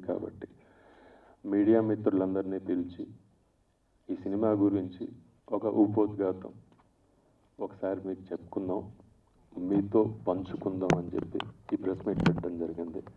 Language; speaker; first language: Telugu; native; Telugu